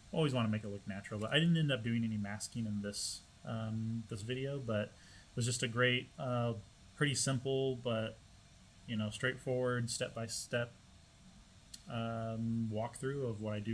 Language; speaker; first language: English; native; English